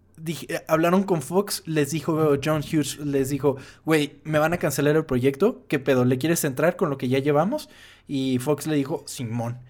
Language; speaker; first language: Spanish; non-native, fluent; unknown